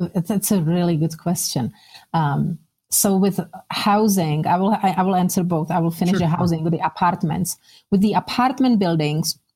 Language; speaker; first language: English; non-native, fluent; Czech